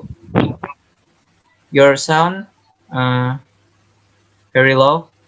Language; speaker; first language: English; non-native, learner; Indonesian